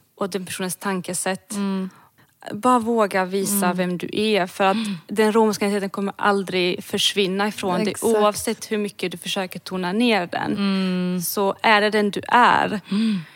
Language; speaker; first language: Swedish; early bilingual, other home language; Serbian